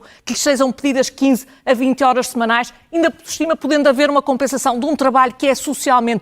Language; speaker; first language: Portuguese; native; Portuguese